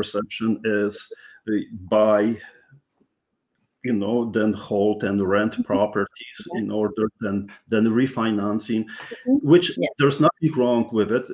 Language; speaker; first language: English; non-native, fluent; Polish